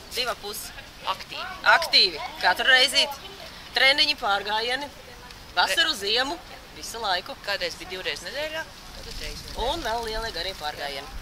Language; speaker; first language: Latvian; native; Latvian